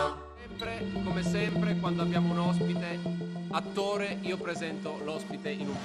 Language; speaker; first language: Italian; native; Italian